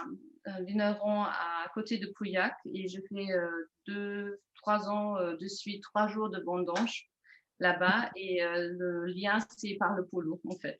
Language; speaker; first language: French; non-native, fluent; German